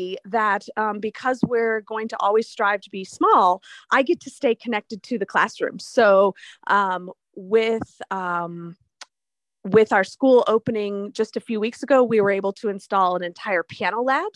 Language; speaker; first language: English; native; English